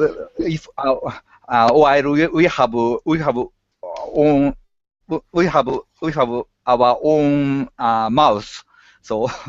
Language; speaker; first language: English; non-native, learner; Japanese